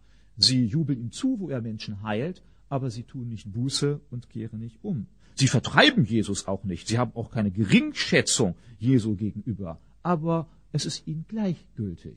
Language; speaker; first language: German; native; German